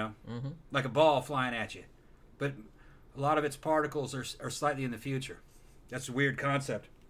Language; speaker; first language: English; native; English